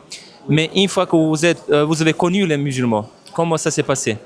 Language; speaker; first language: French; non-native, fluent; Bosnian